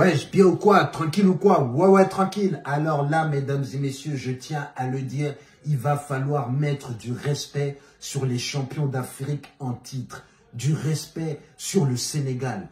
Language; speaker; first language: French; non-native, local second language; Bambara